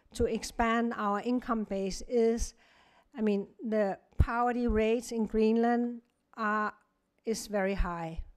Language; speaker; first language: English; non-native, fluent; Kalaallisut